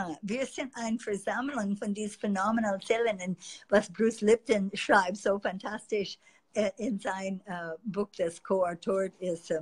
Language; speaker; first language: German; non-native, fluent; English